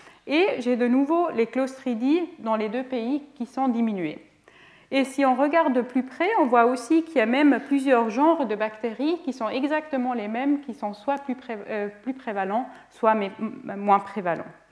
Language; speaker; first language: French; non-native, fluent; Swiss German